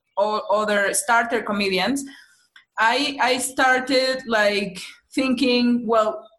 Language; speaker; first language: English; non-native, fluent; Spanish